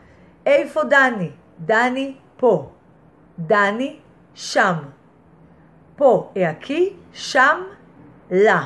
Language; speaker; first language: Portuguese; non-native, fluent; Hebrew